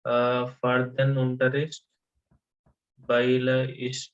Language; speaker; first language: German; non-native, learner; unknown